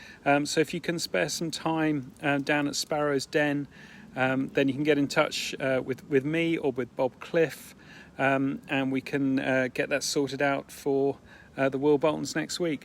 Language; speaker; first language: English; native; English